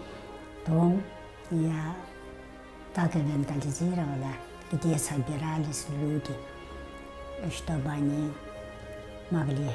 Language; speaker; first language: Russian; non-native, local second language; Tuvinian